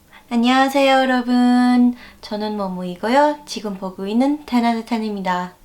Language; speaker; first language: Korean; non-native, learner; English